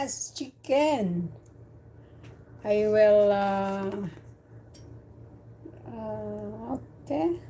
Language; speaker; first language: English; non-native, learner; Filipino